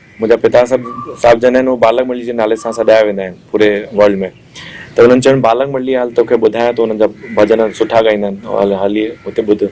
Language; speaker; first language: Sindhi; early bilingual, heritage; Sindhi